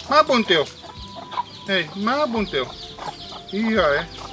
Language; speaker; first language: Indonesian; non-native, learner; Dutch